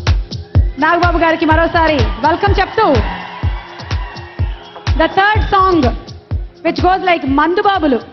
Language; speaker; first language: Telugu; native; Telugu